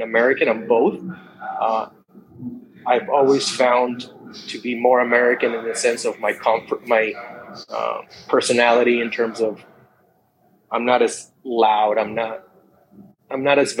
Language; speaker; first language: English; non-native, fluent; Spanish